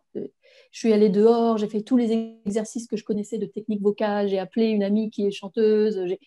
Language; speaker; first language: French; native; French